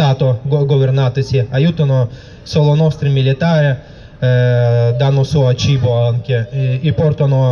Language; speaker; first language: Italian; non-native, learner; Russian